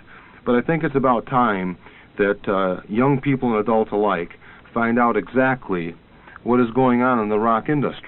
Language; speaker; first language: English; native; English